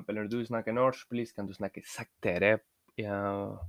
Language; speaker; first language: Norwegian; non-native, learner; Spanish